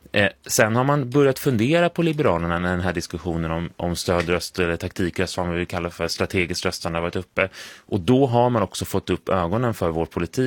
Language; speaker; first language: Swedish; native; Swedish